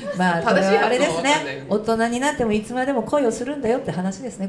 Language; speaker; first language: Japanese; native; Japanese